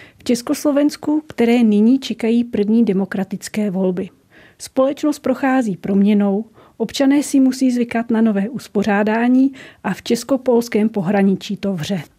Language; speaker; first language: Czech; native; Czech